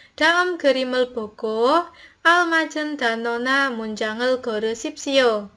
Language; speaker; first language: Korean; non-native, learner; Indonesian